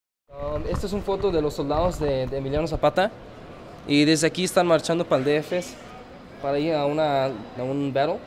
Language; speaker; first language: Spanish; early bilingual, other home language; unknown